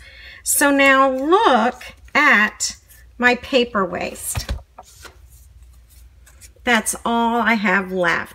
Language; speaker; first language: English; native; English